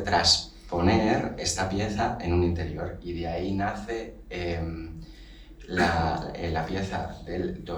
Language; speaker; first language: Spanish; native; Spanish